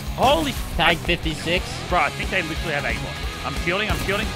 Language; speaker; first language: English; native; English